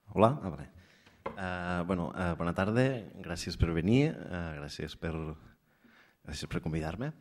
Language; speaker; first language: Catalan; native; Catalan